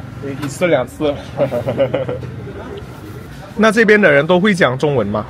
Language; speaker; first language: Chinese; early bilingual, heritage; Indonesian